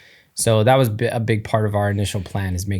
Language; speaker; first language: English; native; English